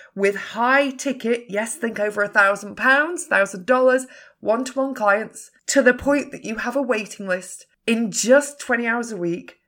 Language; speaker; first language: English; native; English